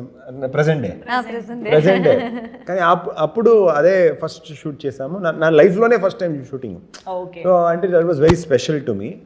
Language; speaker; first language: Telugu; non-native, learner; Kannada